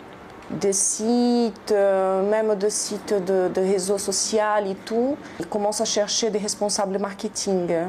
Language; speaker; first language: French; non-native, fluent; Portuguese